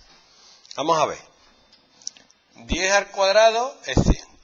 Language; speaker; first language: Spanish; native; Spanish